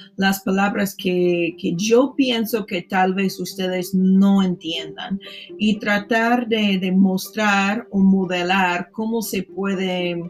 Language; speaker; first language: Spanish; non-native, fluent; English